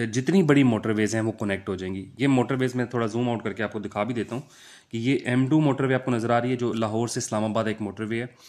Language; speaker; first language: Urdu; non-native, local second language; Punjabi